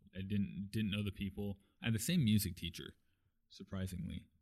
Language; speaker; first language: English; native; English